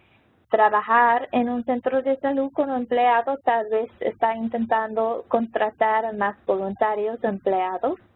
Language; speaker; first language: Spanish; non-native, local second language; English